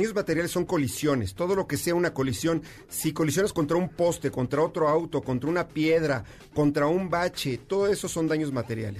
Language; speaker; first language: Spanish; native; Spanish